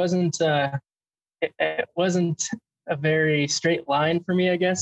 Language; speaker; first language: English; native; English